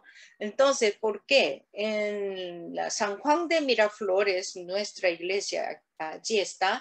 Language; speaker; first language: Spanish; non-native, learner; Korean